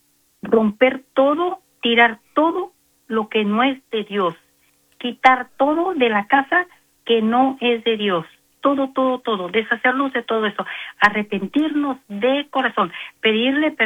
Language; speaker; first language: Spanish; native; Spanish